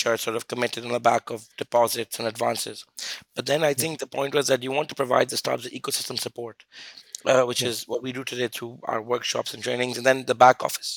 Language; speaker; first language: English; non-native, local second language; Urdu